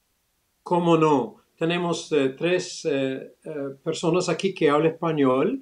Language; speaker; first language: Spanish; early bilingual, other home language; English